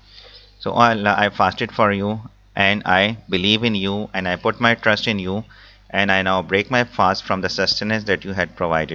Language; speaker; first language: English; non-native, local second language; Urdu